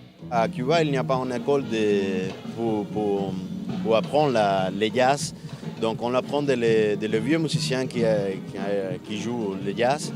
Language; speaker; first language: French; non-native, fluent; Spanish